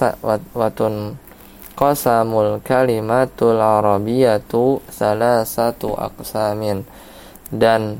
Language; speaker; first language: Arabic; non-native, fluent; Indonesian